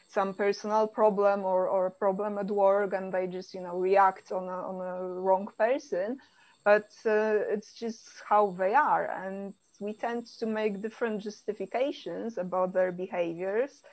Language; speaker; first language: English; non-native, fluent; Polish